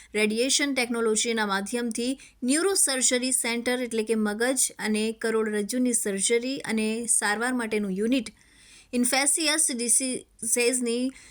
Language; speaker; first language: Gujarati; native; Gujarati